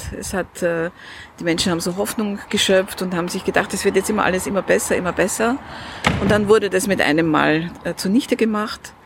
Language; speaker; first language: German; early bilingual, other home language; Russian